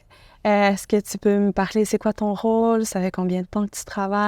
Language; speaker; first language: French; native; French